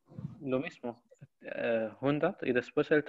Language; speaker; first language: Spanish; non-native, learner; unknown